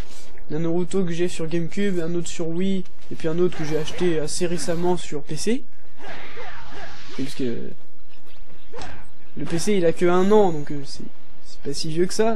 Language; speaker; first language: French; native; French